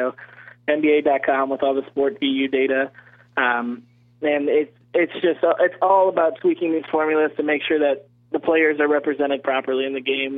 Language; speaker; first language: English; native; English